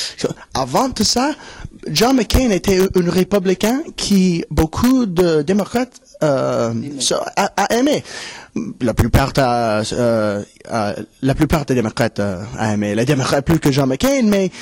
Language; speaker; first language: French; non-native, learner; English